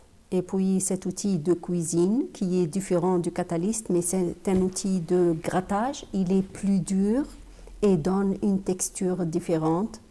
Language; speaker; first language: French; non-native, fluent; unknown